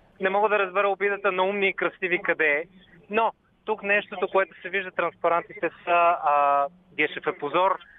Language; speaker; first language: Bulgarian; native; Bulgarian